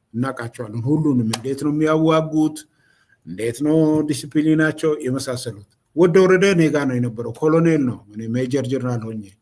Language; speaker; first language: Amharic; non-native, local second language; Oromo